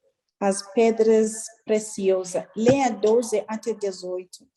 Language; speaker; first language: Portuguese; non-native, learner; English